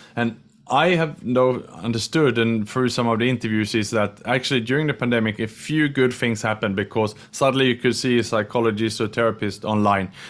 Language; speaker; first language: English; non-native, fluent; Swedish